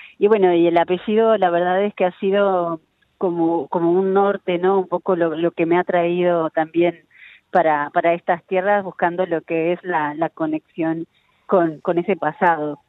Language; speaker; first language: Spanish; native; Spanish